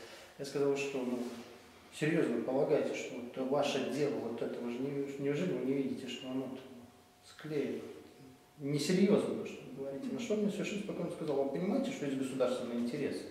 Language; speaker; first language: Russian; native; Russian